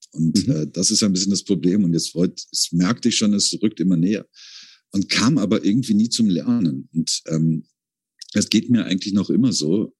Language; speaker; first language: German; native; German